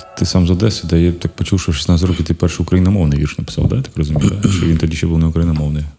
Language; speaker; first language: Ukrainian; non-native, local second language; Russian